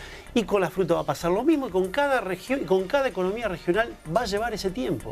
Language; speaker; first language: Spanish; native; Spanish